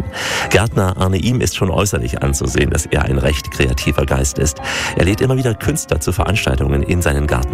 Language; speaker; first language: German; native; German